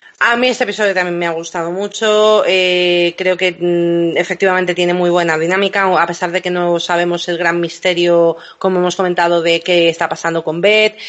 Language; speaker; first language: Spanish; native; Spanish